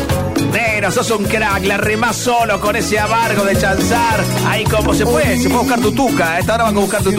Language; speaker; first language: Spanish; native; Spanish